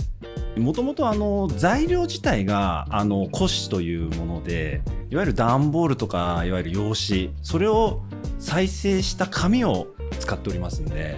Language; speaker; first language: Japanese; native; Japanese